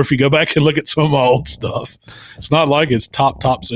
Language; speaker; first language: English; native; English